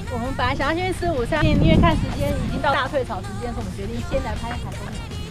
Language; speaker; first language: Chinese; native; Chinese